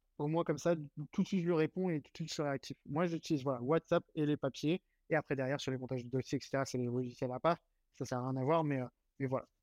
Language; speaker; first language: French; native; French